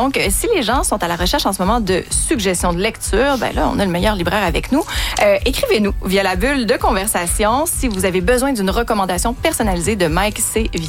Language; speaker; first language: French; native; French